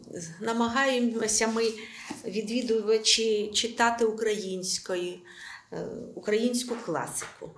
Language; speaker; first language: Ukrainian; non-native, local second language; Russian